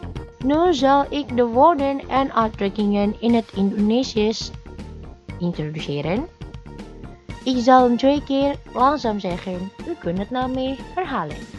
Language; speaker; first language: Dutch; non-native, learner; Indonesian